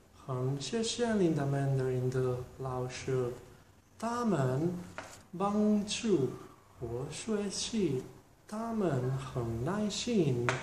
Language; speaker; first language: Chinese; non-native, learner; Italian